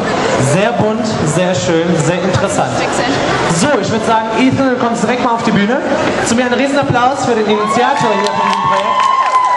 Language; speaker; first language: German; native; German